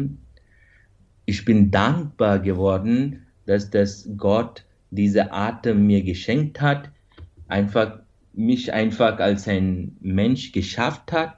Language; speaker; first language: German; non-native, fluent; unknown